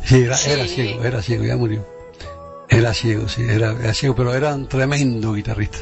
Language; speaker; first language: Spanish; native; Spanish